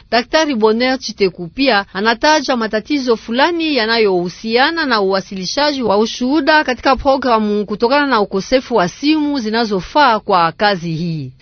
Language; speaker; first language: Swahili; native; Swahili